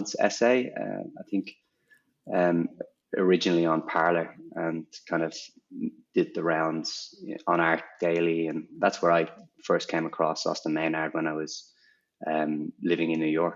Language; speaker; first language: English; native; English